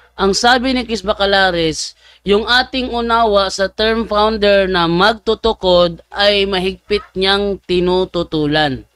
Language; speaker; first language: Filipino; native; Filipino